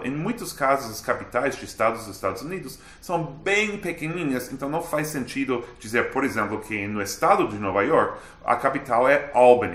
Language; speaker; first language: Portuguese; non-native, fluent; English